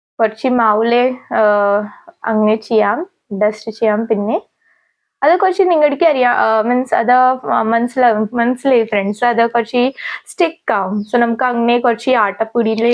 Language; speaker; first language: Malayalam; non-native, local second language; Hindi